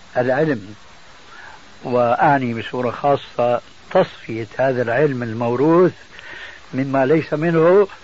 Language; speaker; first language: Arabic; early bilingual, other home language; Albanian